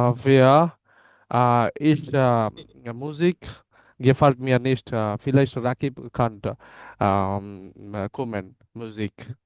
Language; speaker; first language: German; non-native, learner; Bangla